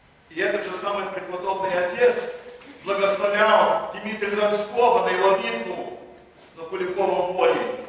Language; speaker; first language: Russian; early bilingual, heritage; Russian